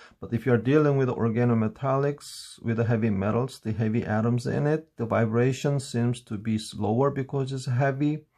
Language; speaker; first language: English; non-native, fluent; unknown